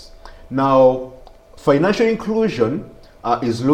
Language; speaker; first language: English; non-native, local second language; Ganda